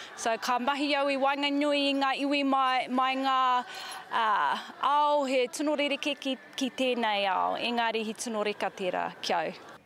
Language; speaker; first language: Māori; non-native, local second language; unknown